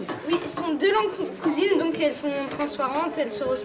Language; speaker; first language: French; native; French